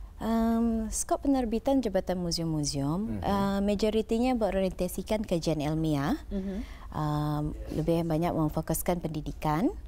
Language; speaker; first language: Malay; native; Malay